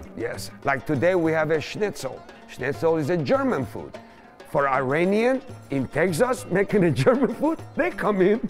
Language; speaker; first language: English; non-native, fluent; Persian